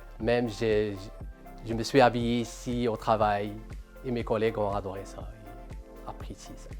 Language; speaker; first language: French; non-native, local second language; Arabic